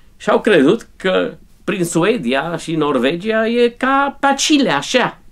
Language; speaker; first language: Romanian; native; Romanian